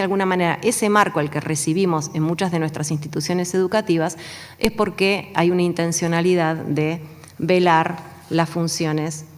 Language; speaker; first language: Spanish; native; Spanish